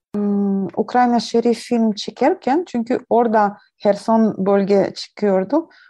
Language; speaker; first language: Turkish; non-native, learner; Ukrainian